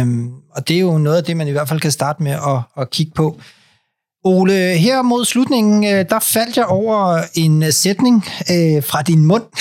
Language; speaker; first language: Danish; native; Danish